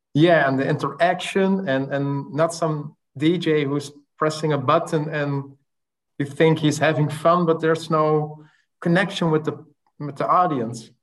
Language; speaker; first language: English; non-native, fluent; Dutch